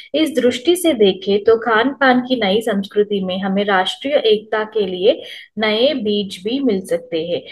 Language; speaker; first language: Hindi; non-native, local second language; Telugu